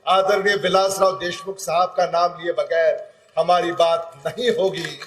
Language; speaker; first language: Hindi; non-native, local second language; Marathi